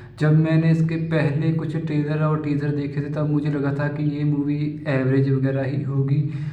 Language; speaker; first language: Hindi; native; Hindi